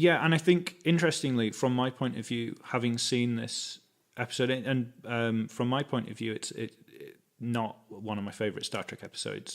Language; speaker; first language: English; native; English